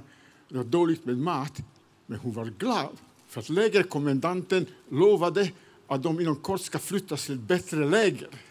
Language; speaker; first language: Swedish; non-native, fluent; Serbian